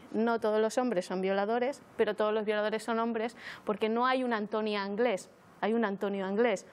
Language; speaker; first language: Spanish; native; Spanish